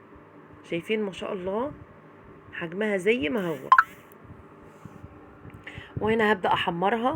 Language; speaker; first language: Arabic; native; Arabic